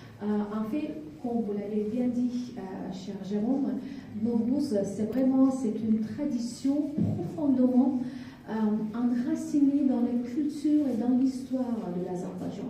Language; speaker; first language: French; non-native, fluent; Azerbaijani